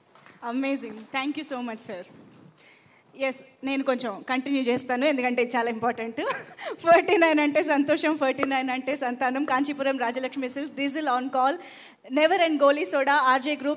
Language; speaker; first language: Telugu; native; Telugu